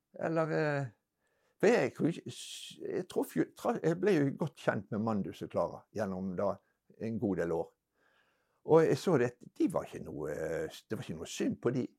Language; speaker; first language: Norwegian; native; Norwegian